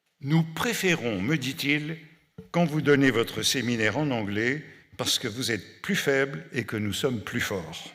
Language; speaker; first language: French; native; French